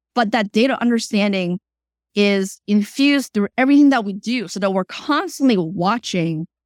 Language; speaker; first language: English; early bilingual, other home language; Chinese